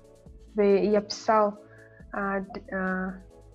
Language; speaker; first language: Turkish; non-native, fluent; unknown